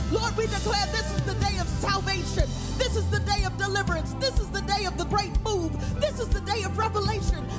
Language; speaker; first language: English; native; English